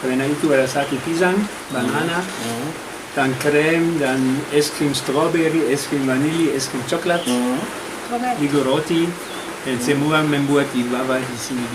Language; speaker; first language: Indonesian; non-native, learner; German